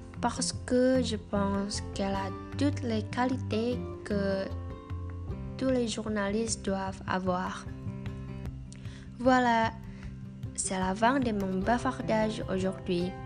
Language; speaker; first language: French; non-native, learner; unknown